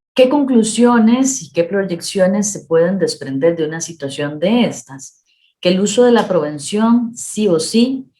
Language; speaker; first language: Spanish; native; Spanish